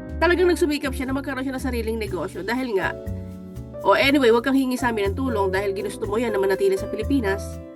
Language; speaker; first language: Filipino; native; Filipino